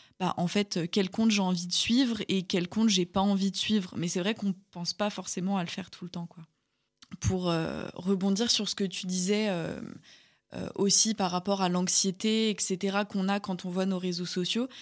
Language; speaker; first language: French; native; French